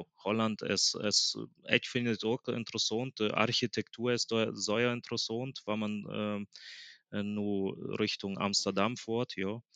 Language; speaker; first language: German; early bilingual, other home language; Plautdietsch